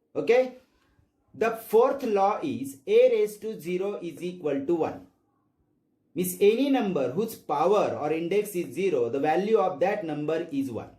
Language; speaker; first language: English; non-native, local second language; Marathi